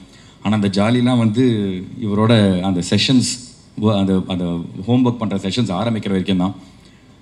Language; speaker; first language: Tamil; native; Tamil